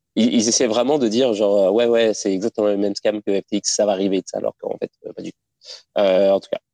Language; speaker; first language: French; native; French